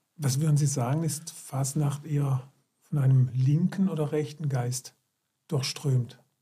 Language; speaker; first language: German; native; German